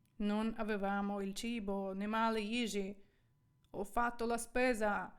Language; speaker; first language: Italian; non-native, fluent; Ukrainian